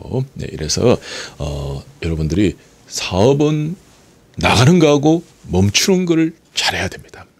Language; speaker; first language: Korean; native; Korean